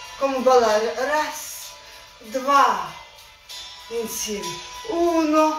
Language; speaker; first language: Italian; non-native, learner; Russian